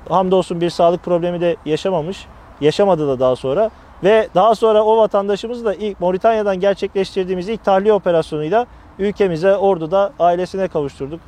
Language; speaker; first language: Turkish; native; Turkish